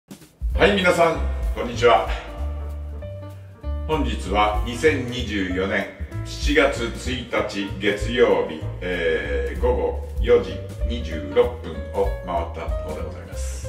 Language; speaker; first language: Japanese; native; Japanese